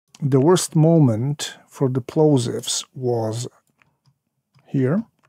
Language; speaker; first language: English; non-native, fluent; Polish